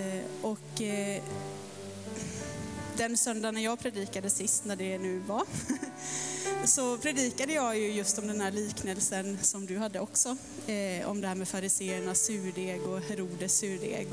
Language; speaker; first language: Swedish; native; Swedish